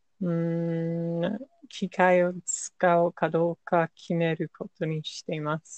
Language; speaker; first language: Japanese; non-native, learner; English